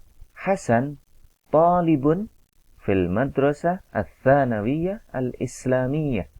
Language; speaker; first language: Arabic; non-native, fluent; Indonesian